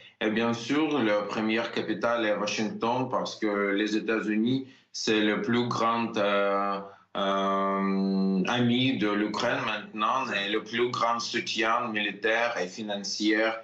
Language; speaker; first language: French; non-native, learner; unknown